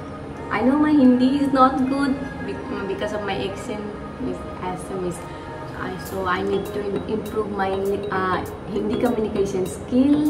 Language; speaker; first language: Hindi; non-native, local second language; Assamese